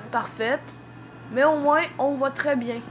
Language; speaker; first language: French; native; French